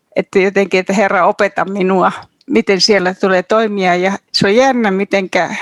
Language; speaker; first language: Finnish; native; Finnish